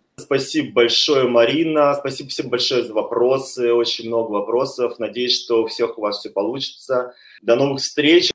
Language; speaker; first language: Russian; native; Russian